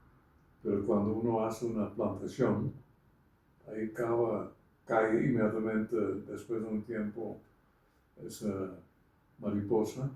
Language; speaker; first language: Spanish; non-native, fluent; Dutch